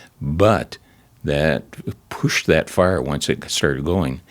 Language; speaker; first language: English; native; English